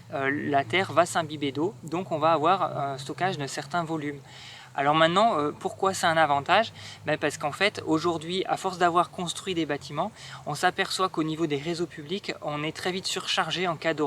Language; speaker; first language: French; native; French